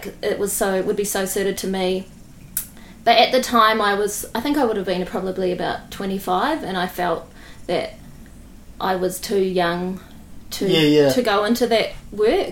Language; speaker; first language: English; native; English